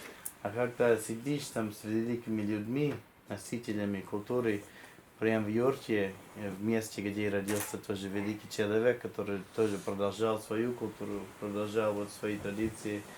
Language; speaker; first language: Russian; non-native, fluent; English